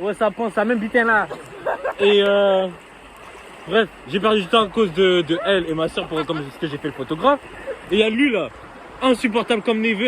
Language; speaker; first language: French; native; French